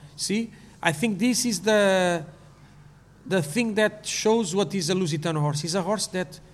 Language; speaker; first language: English; non-native, learner; Portuguese